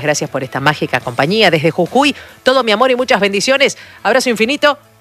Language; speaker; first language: Spanish; native; Spanish